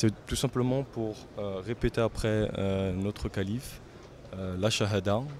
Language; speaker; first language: French; early bilingual, other home language; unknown